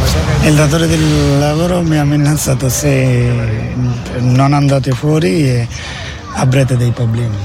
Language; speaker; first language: Italian; non-native, learner; Bangla